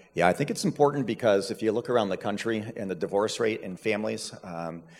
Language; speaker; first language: English; native; English